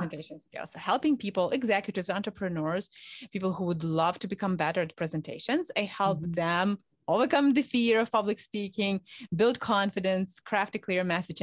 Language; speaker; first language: English; non-native, fluent; Ukrainian